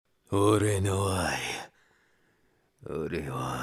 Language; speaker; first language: Japanese; non-native, learner; Spanish